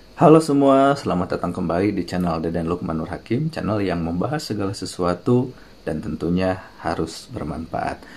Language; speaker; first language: Indonesian; non-native, local second language; Sundanese